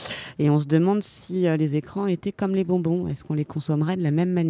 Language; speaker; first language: French; native; French